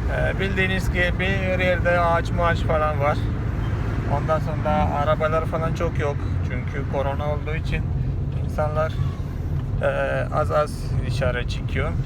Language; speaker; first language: Turkish; non-native, fluent; Malayalam